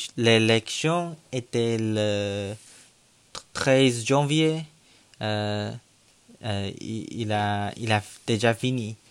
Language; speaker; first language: French; non-native, learner; Chinese